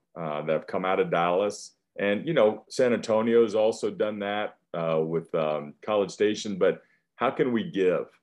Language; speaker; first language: English; native; English